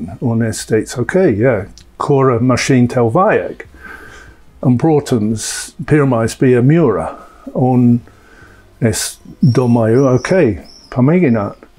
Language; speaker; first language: Latvian; non-native, learner; English